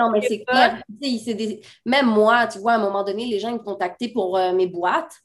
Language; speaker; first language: French; native; French